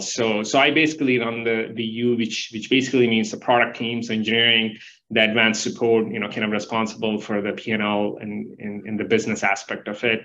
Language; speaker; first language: English; non-native, local second language; Telugu